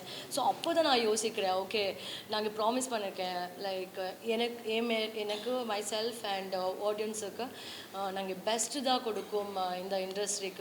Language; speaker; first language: Tamil; non-native, learner; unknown